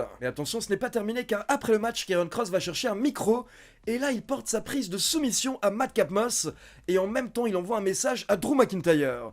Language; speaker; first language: French; native; French